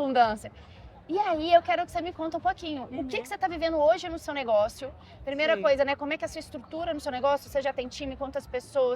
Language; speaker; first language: Portuguese; native; Portuguese